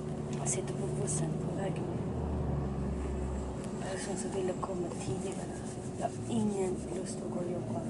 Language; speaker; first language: Swedish; non-native, local second language; Spanish